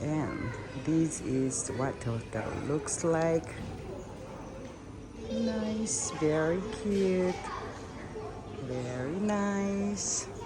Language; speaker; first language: English; non-native, local second language; Filipino